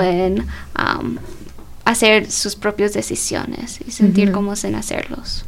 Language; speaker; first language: Spanish; early bilingual, heritage; Spanish